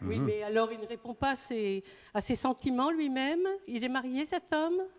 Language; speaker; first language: French; native; French